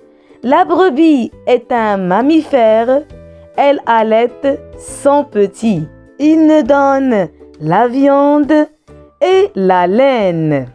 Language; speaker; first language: French; non-native, local second language; Arabic